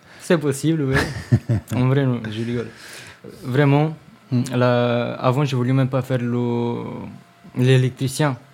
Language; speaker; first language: French; non-native, learner; Romanian